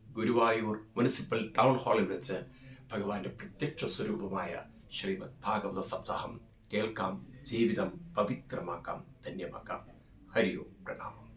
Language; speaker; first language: Malayalam; native; Malayalam